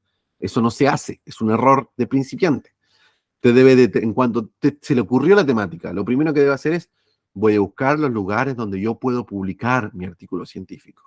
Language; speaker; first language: Spanish; native; Spanish